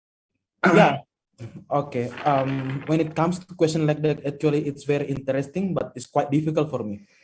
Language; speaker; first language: English; non-native, fluent; Indonesian